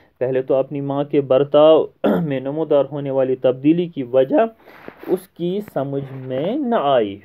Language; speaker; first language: Urdu; non-native, local second language; Kashmiri